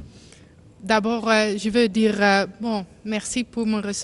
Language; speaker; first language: French; non-native, learner; Dutch